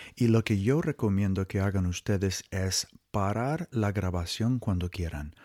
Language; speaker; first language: Spanish; non-native, fluent; English